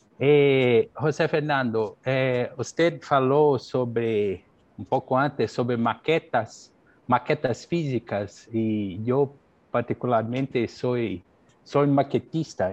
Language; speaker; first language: Portuguese; non-native, fluent; Spanish